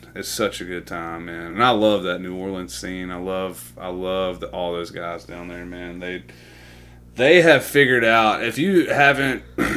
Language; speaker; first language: English; native; English